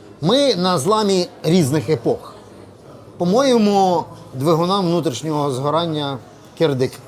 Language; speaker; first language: Ukrainian; native; Ukrainian